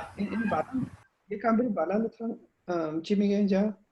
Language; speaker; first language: Persian; non-native, learner; Urdu